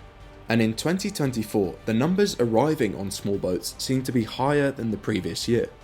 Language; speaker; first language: English; native; English